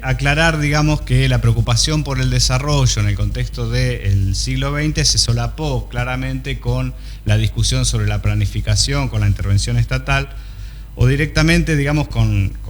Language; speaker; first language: Spanish; native; Spanish